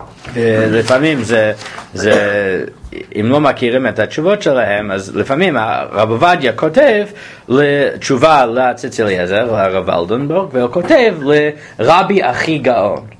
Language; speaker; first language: Hebrew; non-native, fluent; English